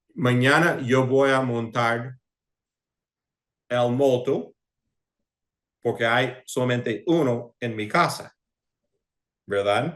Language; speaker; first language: Spanish; non-native, fluent; English